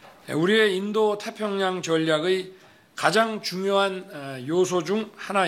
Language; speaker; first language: Korean; native; Korean